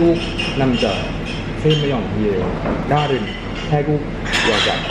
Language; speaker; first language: Korean; non-native, learner; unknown